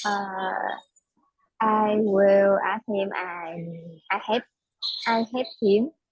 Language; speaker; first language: English; non-native, learner; Vietnamese